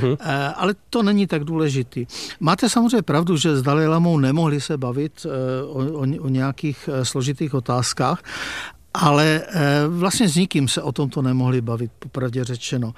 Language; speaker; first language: Czech; native; Czech